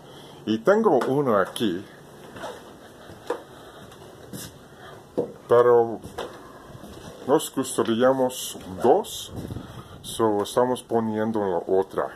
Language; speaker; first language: Spanish; non-native, learner; English